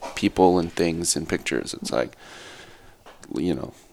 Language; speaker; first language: English; native; English